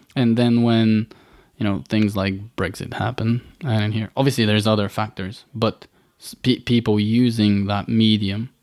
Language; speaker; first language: English; non-native, fluent; Bulgarian